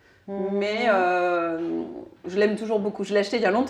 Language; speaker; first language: French; native; French